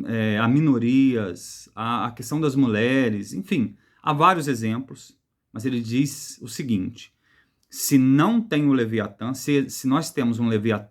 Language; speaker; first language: Portuguese; native; Portuguese